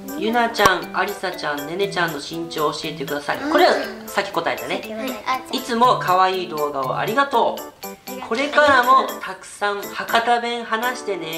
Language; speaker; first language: Japanese; native; Japanese